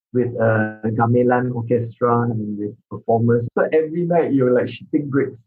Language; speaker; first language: English; non-native, local second language; Min Nan Chinese